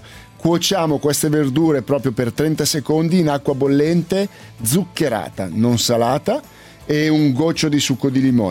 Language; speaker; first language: Italian; native; Italian